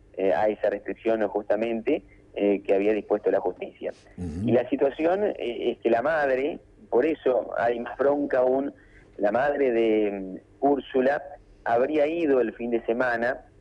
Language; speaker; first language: Spanish; native; Spanish